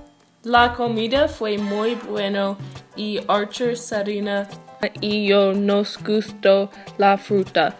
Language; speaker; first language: Spanish; non-native, learner; English